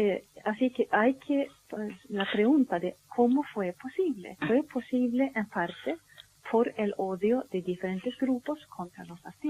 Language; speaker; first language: Spanish; non-native, fluent; Swedish